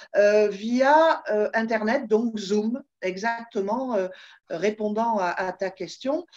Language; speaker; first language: French; native; French